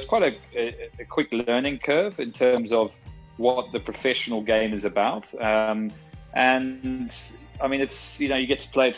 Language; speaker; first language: English; native; English